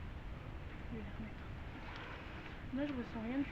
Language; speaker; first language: French; native; French